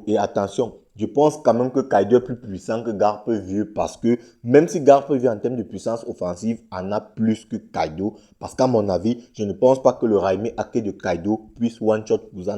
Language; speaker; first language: French; native; French